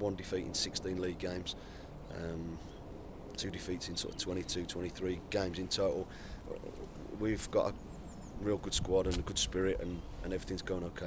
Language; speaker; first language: English; native; English